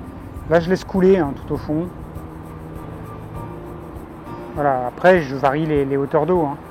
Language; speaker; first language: French; native; French